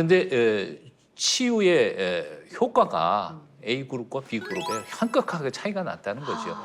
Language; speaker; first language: Korean; native; Korean